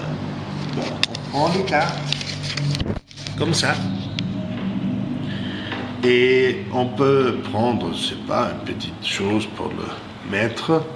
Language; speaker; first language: French; non-native, fluent; English